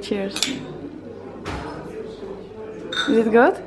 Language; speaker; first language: English; non-native, learner; Czech